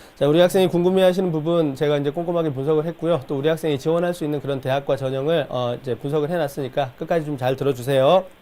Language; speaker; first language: Korean; native; Korean